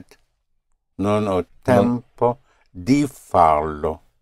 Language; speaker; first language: Italian; non-native, fluent; English